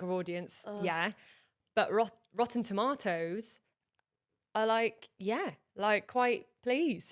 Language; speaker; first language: English; native; English